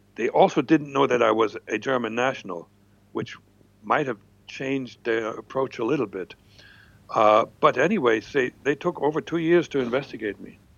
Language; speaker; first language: English; non-native, fluent; German